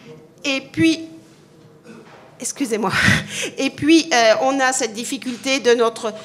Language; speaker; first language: French; native; French